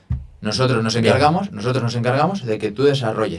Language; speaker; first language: Spanish; native; Spanish